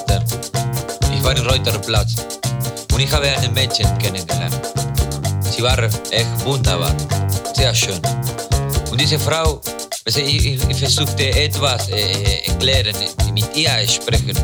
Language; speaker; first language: German; non-native, learner; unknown